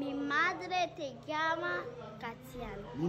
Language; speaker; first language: Spanish; early bilingual, other home language; Haitian Creole